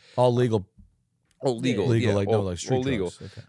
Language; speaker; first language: English; native; English